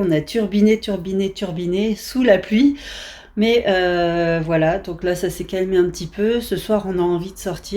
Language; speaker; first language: French; native; French